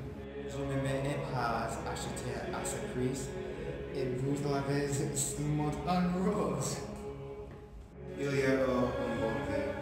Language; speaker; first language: French; non-native, learner; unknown